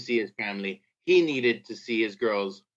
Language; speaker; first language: English; native; English